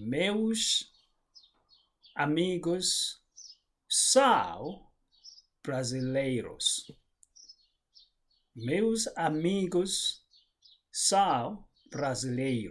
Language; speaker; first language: Portuguese; non-native, fluent; English